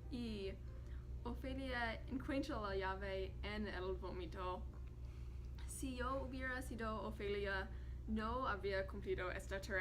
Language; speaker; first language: Spanish; non-native, learner; English